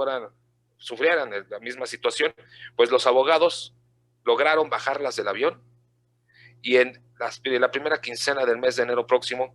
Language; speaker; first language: Spanish; native; Spanish